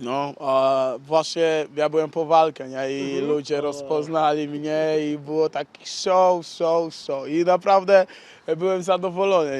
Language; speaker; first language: Polish; non-native, learner; Portuguese